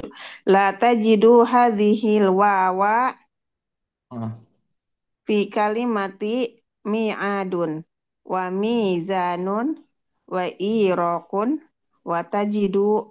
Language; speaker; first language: Arabic; non-native, learner; Indonesian